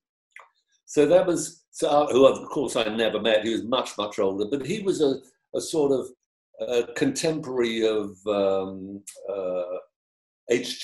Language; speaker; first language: English; native; English